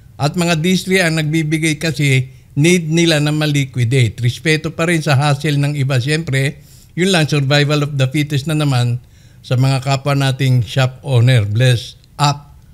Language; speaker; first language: Filipino; native; Filipino